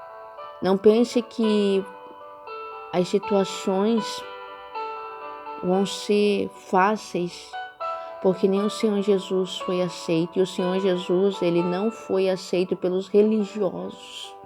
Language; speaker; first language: Portuguese; native; Portuguese